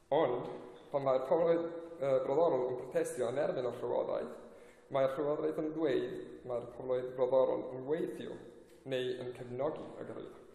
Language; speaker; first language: Welsh; non-native, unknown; Spanish